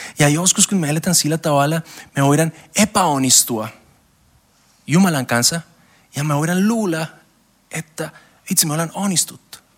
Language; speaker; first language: Finnish; non-native, learner; Spanish